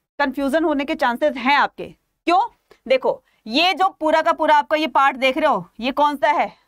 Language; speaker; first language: Hindi; native; Hindi